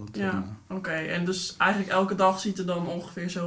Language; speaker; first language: Dutch; native; Dutch